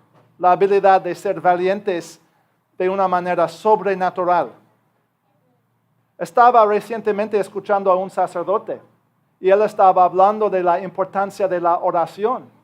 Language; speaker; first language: Spanish; non-native, fluent; English